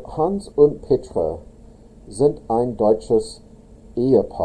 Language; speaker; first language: German; non-native, fluent; English